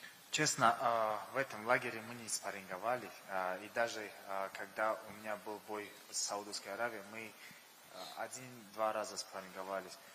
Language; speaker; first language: Russian; non-native, local second language; Tajik